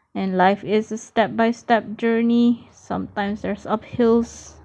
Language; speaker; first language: English; non-native, local second language; Malay